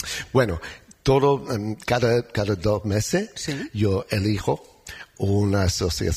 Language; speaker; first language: Spanish; non-native, learner; English